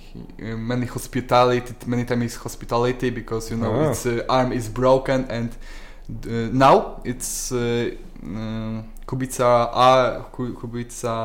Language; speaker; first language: English; non-native, learner; Polish